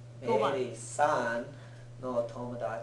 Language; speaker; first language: Japanese; non-native, learner; English